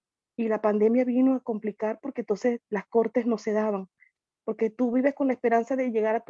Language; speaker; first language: Spanish; native; Spanish